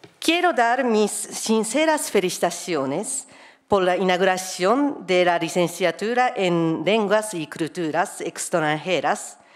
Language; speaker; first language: Spanish; non-native, fluent; Japanese